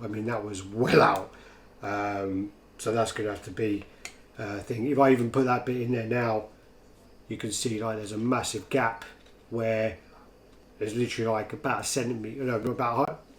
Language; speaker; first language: English; native; English